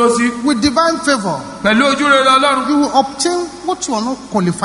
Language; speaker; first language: English; non-native, local second language; Yoruba